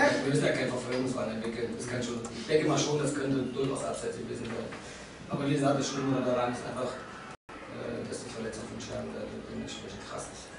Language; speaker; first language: German; native; German